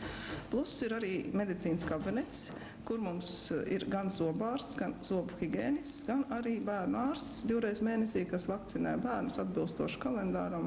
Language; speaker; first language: Latvian; native; Latvian